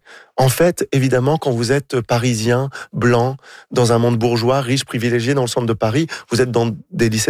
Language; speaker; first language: French; native; French